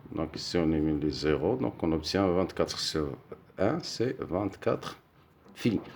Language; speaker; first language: French; non-native, local second language; Arabic